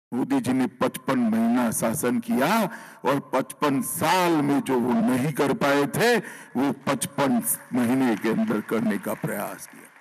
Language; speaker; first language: Hindi; non-native, local second language; Gujarati